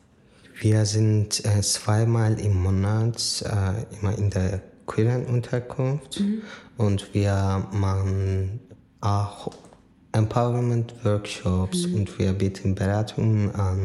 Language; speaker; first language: German; non-native, fluent; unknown